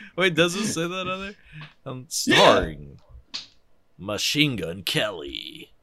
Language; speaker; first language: English; native; English